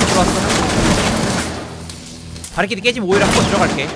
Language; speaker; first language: Korean; native; Korean